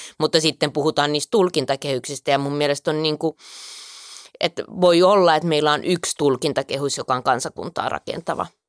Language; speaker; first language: Finnish; native; Finnish